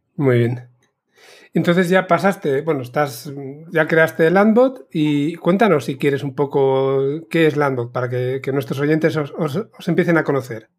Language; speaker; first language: Spanish; native; Spanish